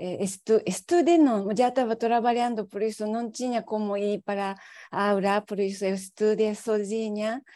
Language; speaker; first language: Portuguese; non-native, learner; Japanese